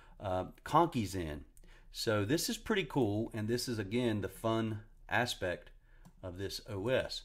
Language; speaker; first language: English; native; English